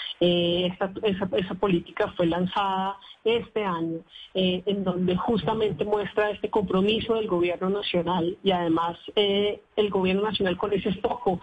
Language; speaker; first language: Spanish; native; Spanish